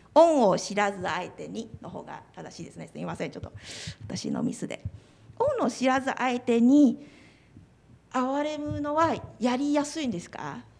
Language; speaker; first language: Japanese; non-native, fluent; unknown